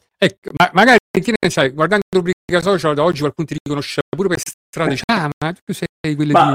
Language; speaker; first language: Italian; native; Italian